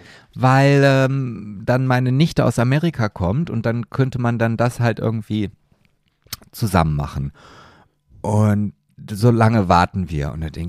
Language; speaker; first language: German; native; German